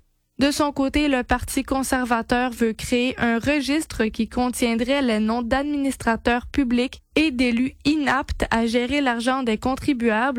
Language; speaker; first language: French; native; French